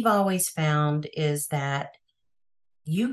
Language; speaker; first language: English; native; English